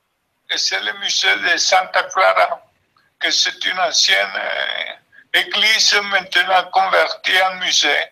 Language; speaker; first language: French; non-native, fluent; Spanish